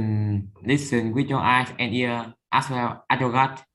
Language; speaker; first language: English; non-native, learner; Vietnamese